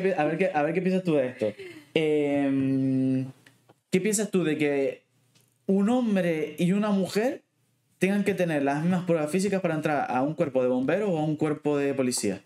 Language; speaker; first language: Spanish; native; Spanish